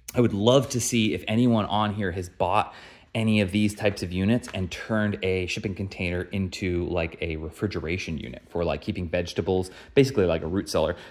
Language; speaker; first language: English; native; English